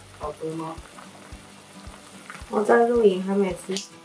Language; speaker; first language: Chinese; non-native, fluent; Japanese